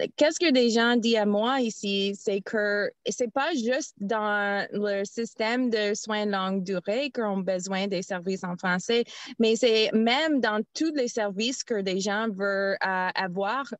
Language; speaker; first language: French; non-native, learner; English